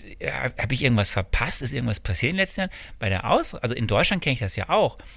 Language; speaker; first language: German; native; German